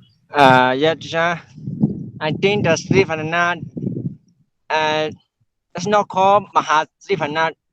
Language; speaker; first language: English; non-native, learner; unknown